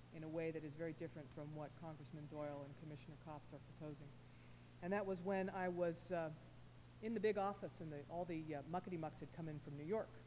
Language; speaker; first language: English; native; English